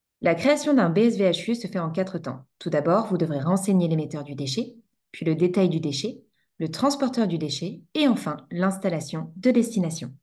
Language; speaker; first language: French; native; French